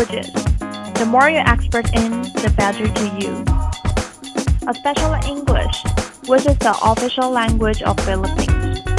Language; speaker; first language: English; non-native, learner; Chinese